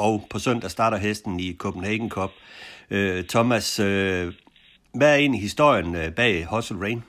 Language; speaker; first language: Danish; native; Danish